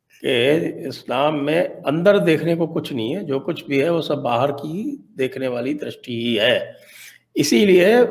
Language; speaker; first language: Hindi; native; Hindi